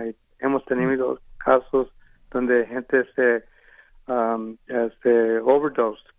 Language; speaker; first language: Spanish; early bilingual, heritage; Spanish